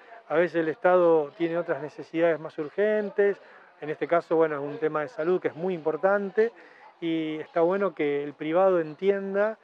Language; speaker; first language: Spanish; native; Spanish